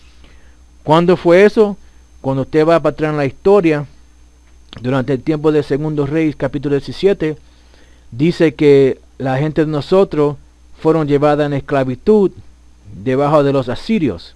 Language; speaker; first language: Spanish; early bilingual, heritage; Spanish